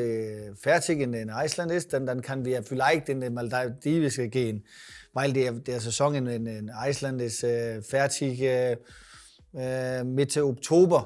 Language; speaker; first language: German; non-native, learner; Danish